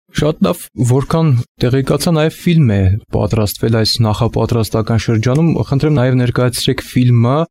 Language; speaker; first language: Armenian; native; Armenian